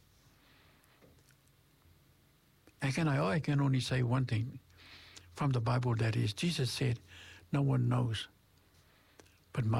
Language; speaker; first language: English; non-native, fluent; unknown